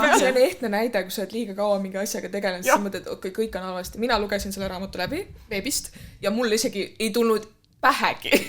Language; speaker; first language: Estonian; native; Estonian